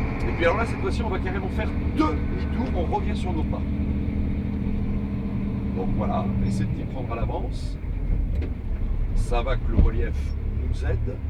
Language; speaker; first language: French; native; French